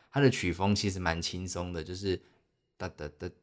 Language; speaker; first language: Chinese; native; Chinese